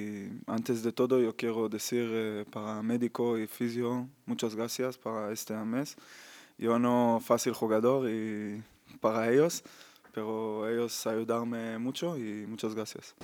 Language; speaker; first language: Spanish; non-native, learner; Hebrew